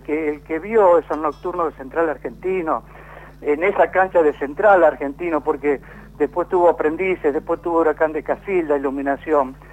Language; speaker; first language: Spanish; native; Spanish